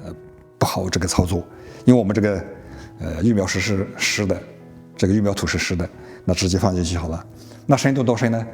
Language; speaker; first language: Chinese; native; Chinese